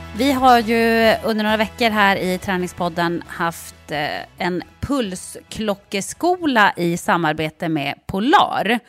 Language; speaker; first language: Swedish; native; Swedish